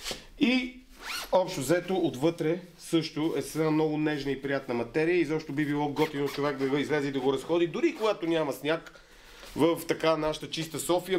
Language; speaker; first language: Bulgarian; native; Bulgarian